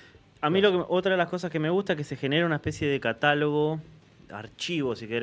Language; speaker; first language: Spanish; native; Spanish